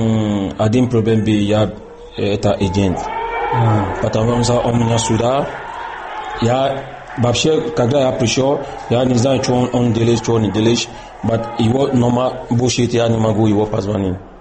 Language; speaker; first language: Russian; non-native, learner; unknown